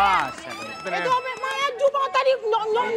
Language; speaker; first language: Indonesian; native; Indonesian